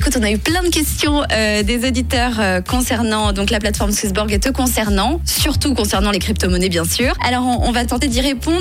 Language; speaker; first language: French; native; French